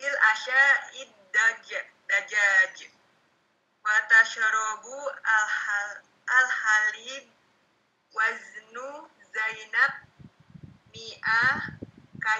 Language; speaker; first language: Arabic; non-native, learner; Indonesian